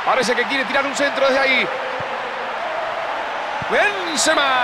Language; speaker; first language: Spanish; native; Spanish